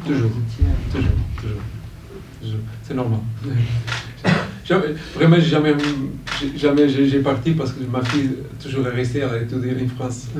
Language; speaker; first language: French; non-native, fluent; Portuguese